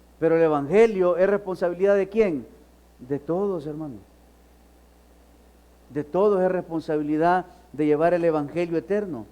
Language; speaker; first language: Spanish; native; Spanish